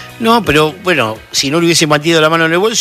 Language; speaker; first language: Spanish; native; Spanish